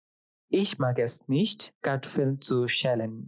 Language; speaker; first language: German; non-native, fluent; Bangla